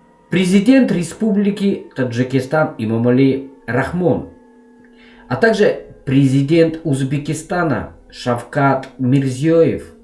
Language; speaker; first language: Russian; non-native, local second language; Tajik